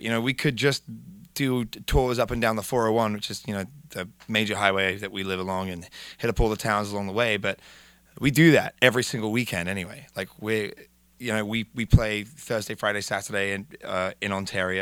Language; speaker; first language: English; native; English